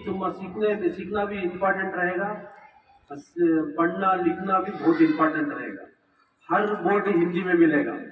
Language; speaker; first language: Hindi; non-native, local second language; Kannada